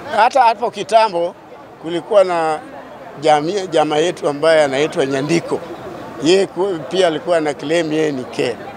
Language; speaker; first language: Swahili; non-native, local second language; Luo (Kenya and Tanzania)